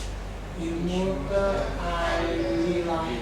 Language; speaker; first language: German; non-native, learner; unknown